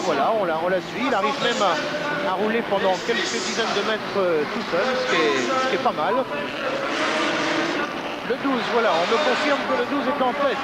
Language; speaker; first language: French; native; French